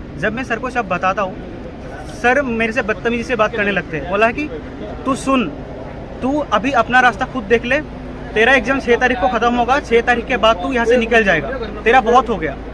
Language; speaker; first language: Hindi; non-native, local second language; Assamese